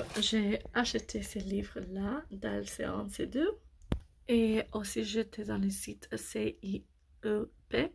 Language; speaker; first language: French; non-native, learner; English